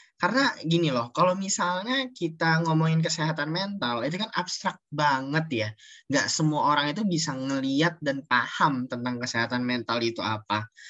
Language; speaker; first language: Indonesian; native; Indonesian